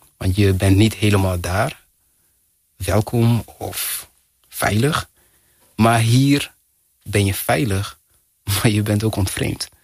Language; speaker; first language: Dutch; early bilingual, other home language; Kinyarwanda